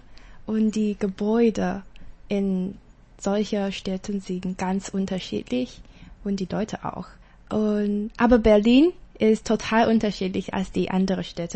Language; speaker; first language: German; non-native, learner; Chinese